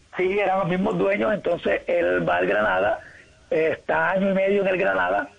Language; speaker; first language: Spanish; native; Spanish